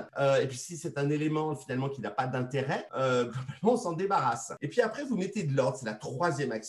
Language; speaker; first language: French; native; French